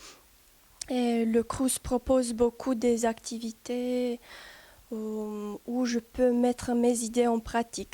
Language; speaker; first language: French; non-native, fluent; Romanian